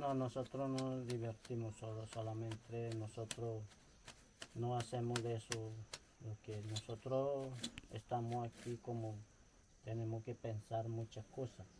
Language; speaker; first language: Spanish; non-native, local second language; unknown